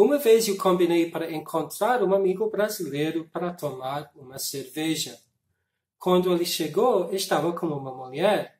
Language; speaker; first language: Portuguese; non-native, fluent; English